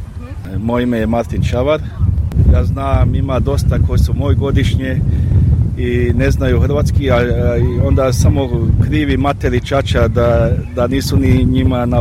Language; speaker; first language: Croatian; early bilingual, heritage; English